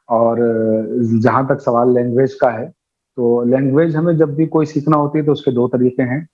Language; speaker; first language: Urdu; native; Urdu